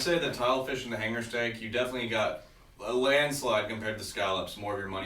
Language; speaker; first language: English; native; English